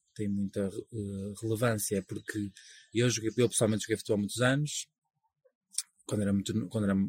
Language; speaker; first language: Portuguese; native; Portuguese